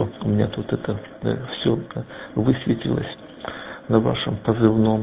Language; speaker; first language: Russian; native; Russian